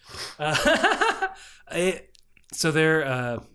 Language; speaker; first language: English; native; English